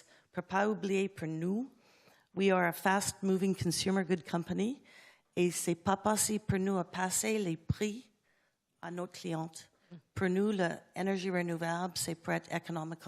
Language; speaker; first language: French; non-native, learner; English